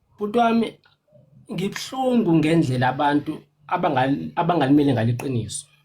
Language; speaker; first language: Zulu; non-native, local second language; Xhosa